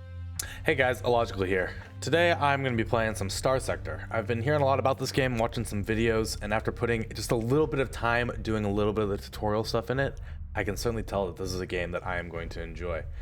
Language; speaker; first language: English; native; English